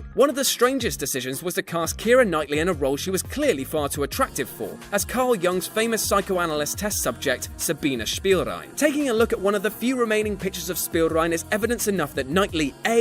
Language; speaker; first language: English; native; English